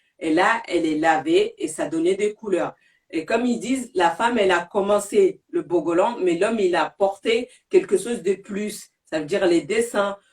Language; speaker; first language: French; non-native, local second language; Bambara